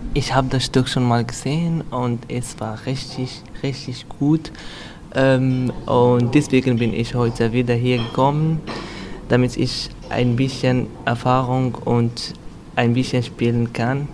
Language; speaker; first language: German; non-native, learner; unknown